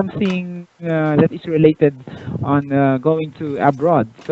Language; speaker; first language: English; non-native, local second language; Filipino